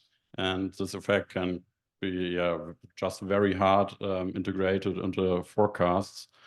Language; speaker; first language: English; non-native, fluent; German